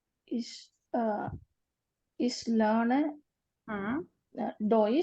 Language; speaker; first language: German; non-native, learner; Malayalam